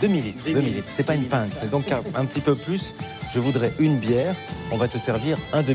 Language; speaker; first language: French; native; French